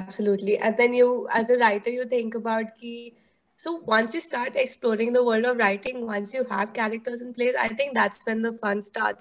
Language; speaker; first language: English; non-native, local second language; Hindi